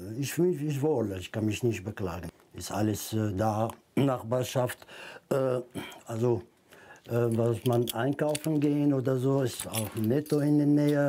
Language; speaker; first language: German; non-native, learner; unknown